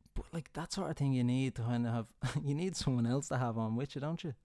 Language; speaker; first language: English; native; English